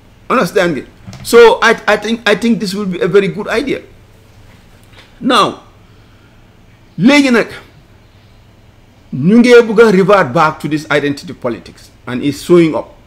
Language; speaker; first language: English; non-native, local second language; Wolof